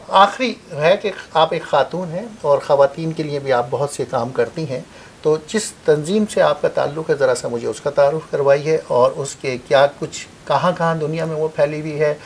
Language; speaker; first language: Urdu; native; Urdu